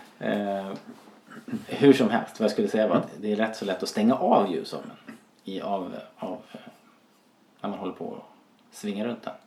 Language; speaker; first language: Swedish; native; Swedish